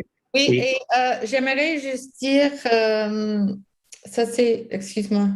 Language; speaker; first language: French; non-native, local second language; English